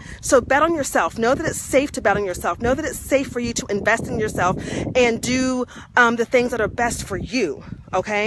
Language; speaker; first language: English; native; English